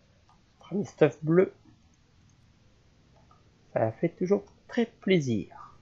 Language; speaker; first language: French; native; French